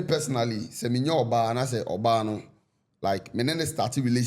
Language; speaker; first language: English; non-native, local second language; Akan